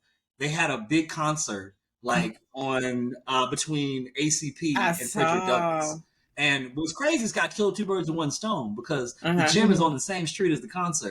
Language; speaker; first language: English; native; English